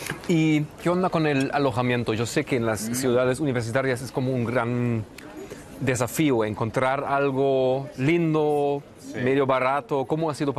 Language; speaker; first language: Spanish; non-native, fluent; German